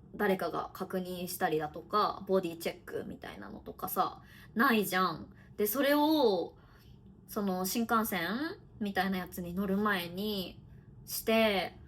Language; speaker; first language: Japanese; native; Japanese